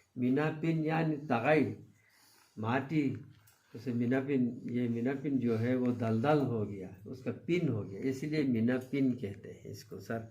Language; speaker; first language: Urdu; non-native, local second language; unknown